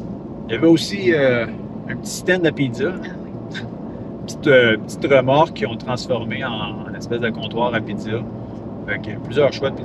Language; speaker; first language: French; native; French